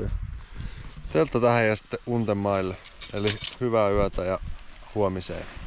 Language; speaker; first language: Finnish; native; Finnish